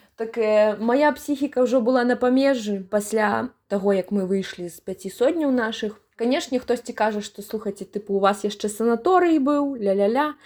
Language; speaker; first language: Belarusian; native; Belarusian